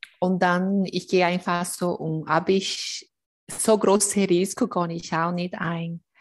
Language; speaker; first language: German; non-native, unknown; Portuguese